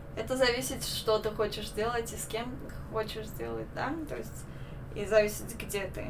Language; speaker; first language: Russian; non-native, local second language; Armenian